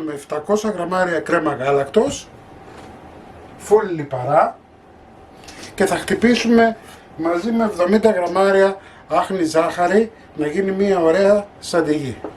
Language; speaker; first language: Greek; native; Greek